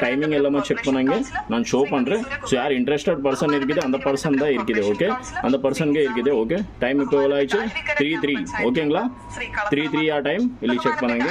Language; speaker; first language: Tamil; non-native, local second language; Kannada